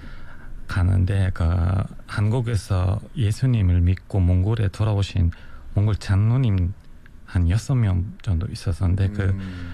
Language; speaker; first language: Korean; non-native, fluent; Mongolian